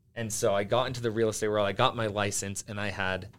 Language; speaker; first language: English; early bilingual, other home language; Finnish